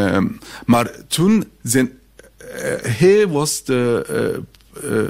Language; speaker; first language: Dutch; non-native, fluent; Arabic